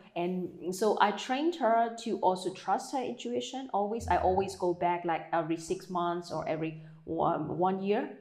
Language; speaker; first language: English; non-native, fluent; Burmese